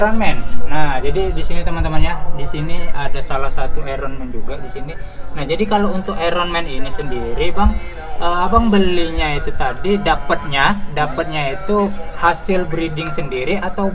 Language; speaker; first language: Indonesian; native; Indonesian